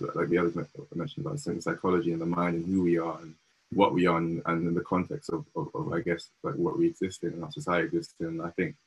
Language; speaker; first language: English; native; English